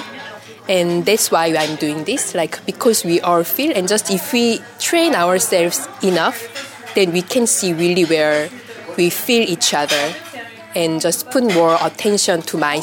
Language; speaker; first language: English; non-native, fluent; Korean